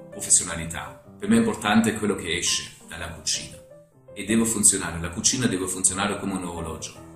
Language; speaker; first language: Italian; non-native, fluent; German